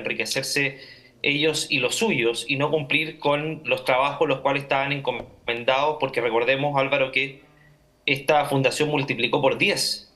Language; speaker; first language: Spanish; native; Spanish